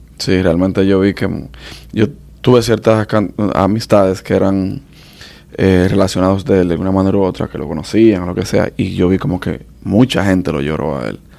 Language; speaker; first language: Spanish; native; Spanish